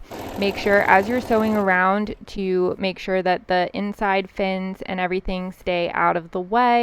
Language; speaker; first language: English; native; English